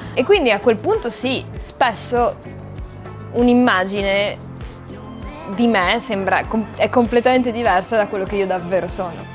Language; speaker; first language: Italian; early bilingual, other home language; Russian